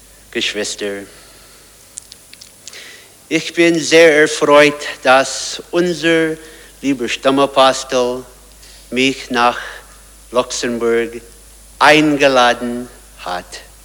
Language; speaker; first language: German; non-native, learner; English